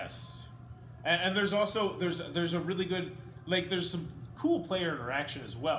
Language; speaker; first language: English; native; English